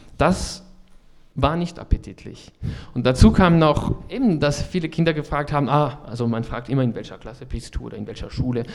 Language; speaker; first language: German; non-native, fluent; French